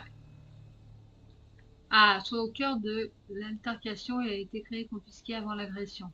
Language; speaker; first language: French; native; French